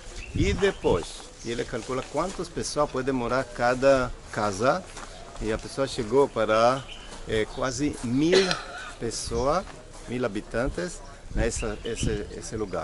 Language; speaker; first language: Portuguese; non-native, fluent; Hebrew